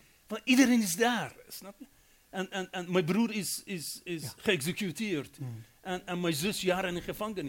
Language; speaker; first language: Dutch; non-native, fluent; Persian